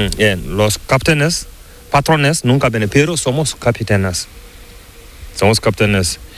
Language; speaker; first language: Spanish; non-native, learner; Fula